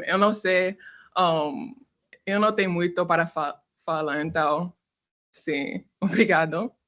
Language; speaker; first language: Portuguese; non-native, learner; English